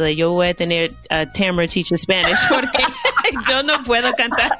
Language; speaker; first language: Spanish; non-native, learner; English